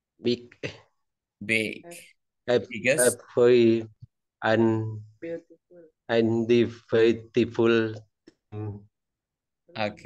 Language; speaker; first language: English; non-native, learner; Indonesian